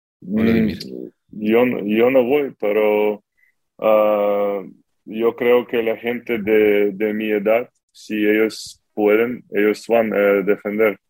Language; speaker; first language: Spanish; non-native, learner; Ukrainian